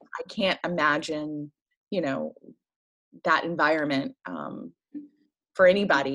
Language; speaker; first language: English; early bilingual, other home language; French